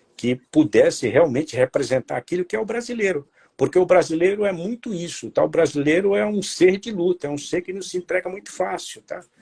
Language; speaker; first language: Portuguese; native; Portuguese